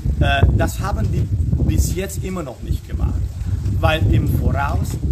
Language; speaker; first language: German; non-native, fluent; Romanian